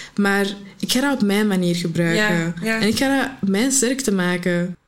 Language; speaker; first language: Dutch; early bilingual, other home language; Arabic